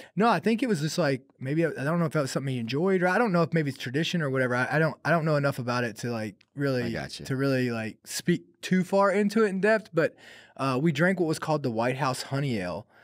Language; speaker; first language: English; native; English